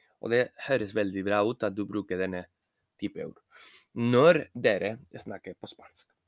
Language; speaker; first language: Norwegian; non-native, fluent; Spanish